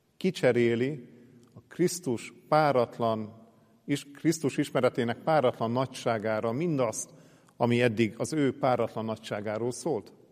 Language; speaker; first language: Hungarian; native; Hungarian